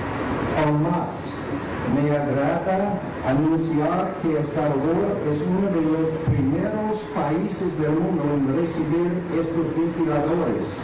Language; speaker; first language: Spanish; non-native, fluent; English